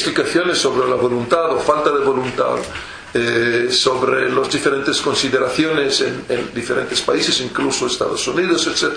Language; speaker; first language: Spanish; non-native, fluent; Hebrew